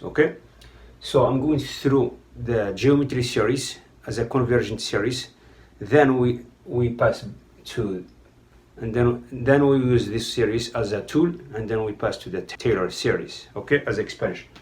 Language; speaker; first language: English; non-native, fluent; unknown